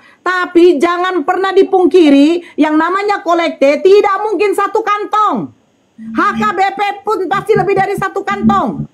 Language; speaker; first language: Indonesian; native; Indonesian